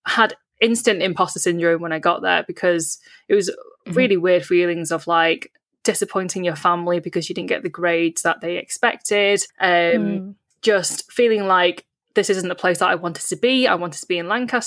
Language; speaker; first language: English; native; English